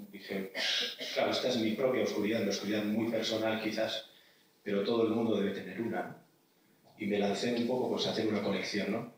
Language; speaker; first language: Spanish; native; Spanish